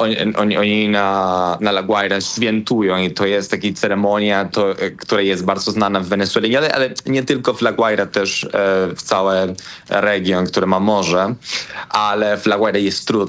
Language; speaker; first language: Polish; non-native, learner; Spanish